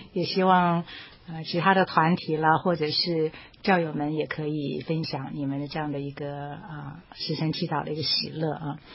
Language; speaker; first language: Chinese; native; Chinese